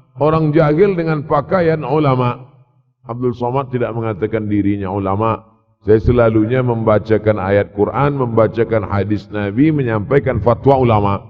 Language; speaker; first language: Malay; native; Malay